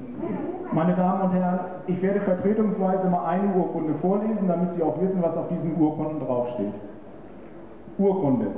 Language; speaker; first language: German; native; German